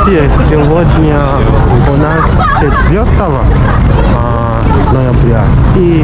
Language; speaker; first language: Russian; non-native, fluent; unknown